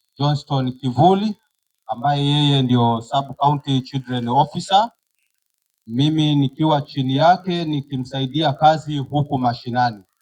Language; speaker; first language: Swahili; native; Swahili